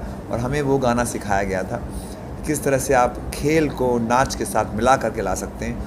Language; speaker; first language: Hindi; native; Hindi